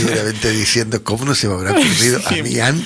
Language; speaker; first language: Spanish; native; Spanish